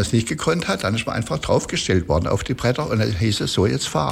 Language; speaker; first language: German; native; German